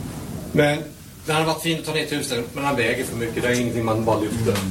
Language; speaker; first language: Swedish; native; Swedish